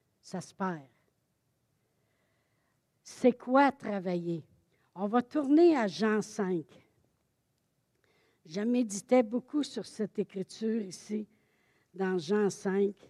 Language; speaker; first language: French; native; French